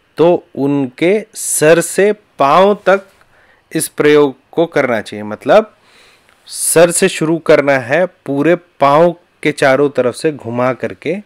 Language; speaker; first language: Hindi; native; Hindi